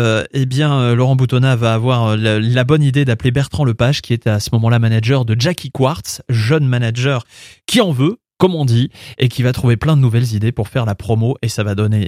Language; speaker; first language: French; native; French